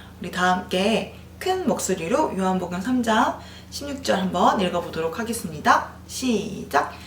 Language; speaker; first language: Korean; native; Korean